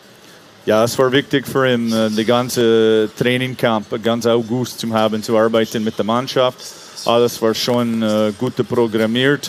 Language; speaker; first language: German; non-native, fluent; English